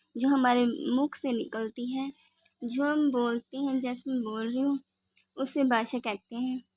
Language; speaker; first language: Hindi; native; Hindi